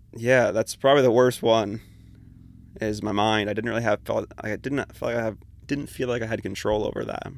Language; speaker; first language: English; native; English